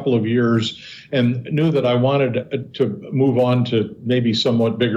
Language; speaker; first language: English; native; English